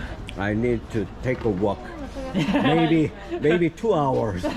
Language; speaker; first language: English; non-native, learner; Korean